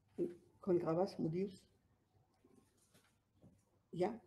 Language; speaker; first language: Catalan; non-native, local second language; Spanish